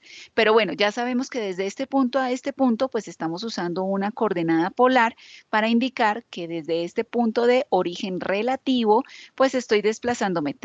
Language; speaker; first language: Spanish; native; Spanish